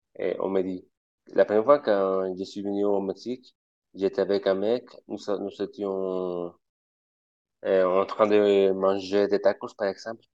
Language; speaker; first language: French; non-native, fluent; Spanish